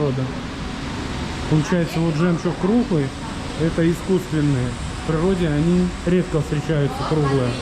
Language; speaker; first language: Russian; native; Russian